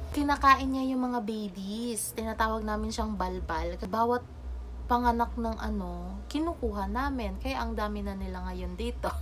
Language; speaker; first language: Filipino; non-native, local second language; Cebuano